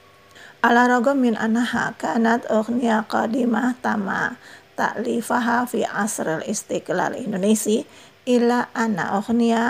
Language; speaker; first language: Arabic; non-native, fluent; Indonesian